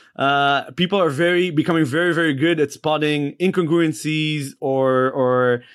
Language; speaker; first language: English; non-native, fluent; Hebrew